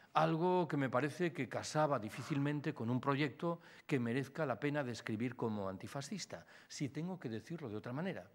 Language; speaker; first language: Spanish; native; Spanish